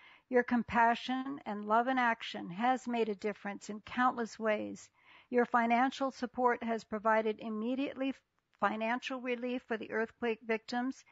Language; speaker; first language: English; native; English